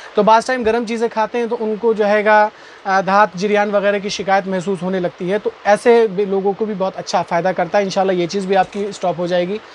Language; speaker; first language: Hindi; native; Hindi